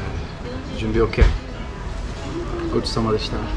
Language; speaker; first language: Japanese; non-native, fluent; Romanian